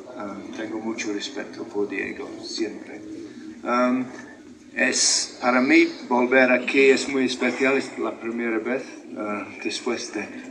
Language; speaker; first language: Spanish; non-native, fluent; English